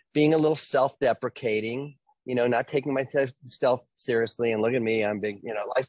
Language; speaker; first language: English; native; English